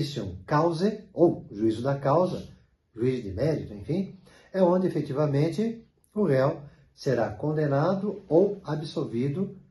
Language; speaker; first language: Portuguese; native; Portuguese